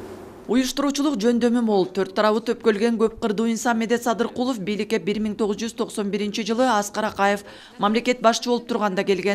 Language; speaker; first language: Kyrgyz; native; Kyrgyz